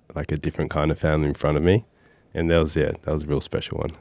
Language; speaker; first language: English; native; English